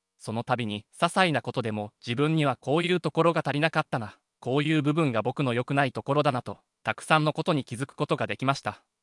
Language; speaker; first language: Japanese; native; Japanese